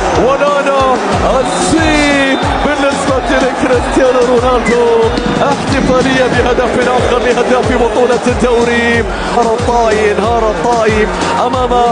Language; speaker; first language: Arabic; native; Arabic